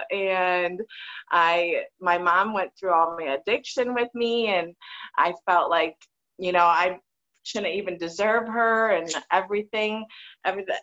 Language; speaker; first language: English; native; English